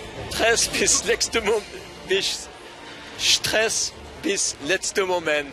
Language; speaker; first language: German; non-native, local second language; French